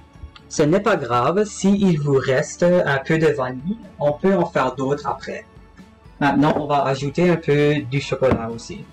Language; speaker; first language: French; non-native, local second language; English